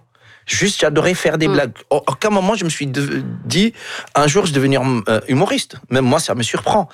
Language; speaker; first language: French; non-native, local second language; Arabic